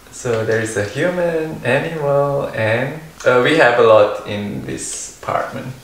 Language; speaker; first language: English; non-native, learner; Indonesian